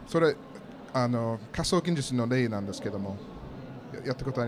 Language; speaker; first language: Japanese; non-native, learner; English